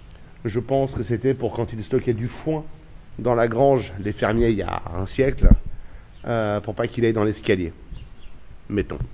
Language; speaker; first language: French; native; French